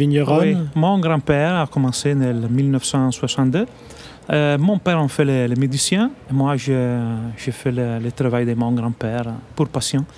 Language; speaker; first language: French; non-native, learner; Italian